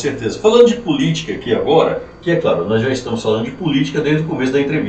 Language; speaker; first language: Portuguese; native; Portuguese